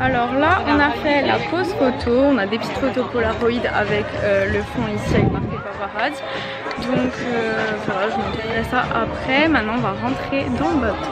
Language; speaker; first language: French; native; French